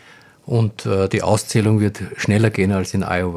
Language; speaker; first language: German; native; German